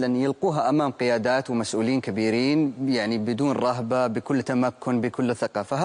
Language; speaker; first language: Arabic; native; Arabic